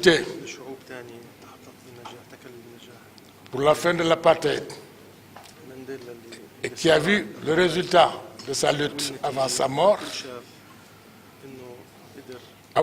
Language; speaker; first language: French; non-native, local second language; Wolof